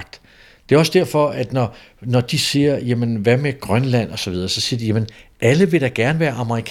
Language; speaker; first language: Danish; native; Danish